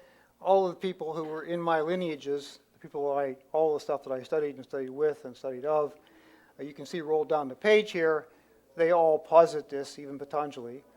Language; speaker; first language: English; native; English